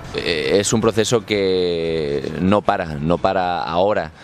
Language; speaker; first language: Spanish; native; Spanish